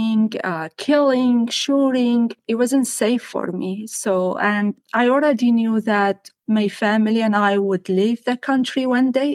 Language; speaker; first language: English; non-native, fluent; Arabic